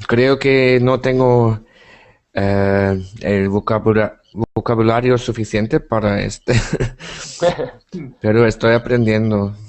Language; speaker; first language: Spanish; non-native, learner; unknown